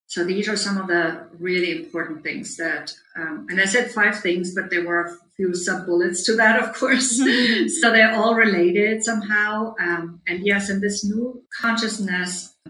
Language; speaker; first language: English; non-native, fluent; German